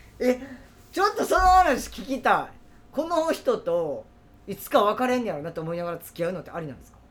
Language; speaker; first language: Japanese; native; Japanese